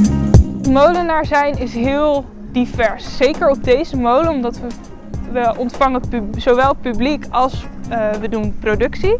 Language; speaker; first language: Dutch; native; Dutch